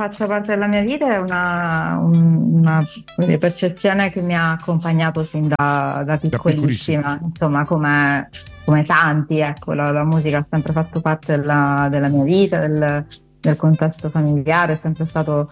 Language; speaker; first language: Italian; non-native, local second language; Sicilian